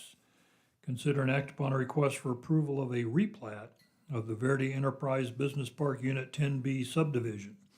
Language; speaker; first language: English; native; English